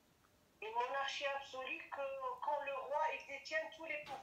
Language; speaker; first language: French; non-native, learner; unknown